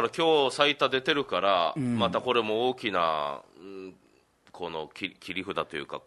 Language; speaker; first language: Japanese; native; Japanese